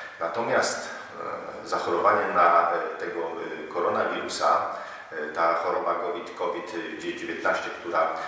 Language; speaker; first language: Polish; native; Polish